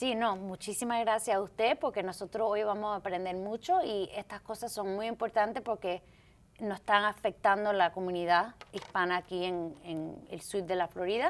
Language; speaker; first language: Spanish; early bilingual, heritage; Spanish